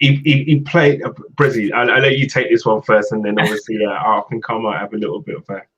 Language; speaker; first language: English; native; English